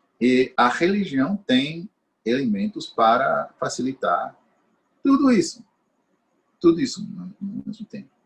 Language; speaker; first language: Portuguese; non-native, fluent; English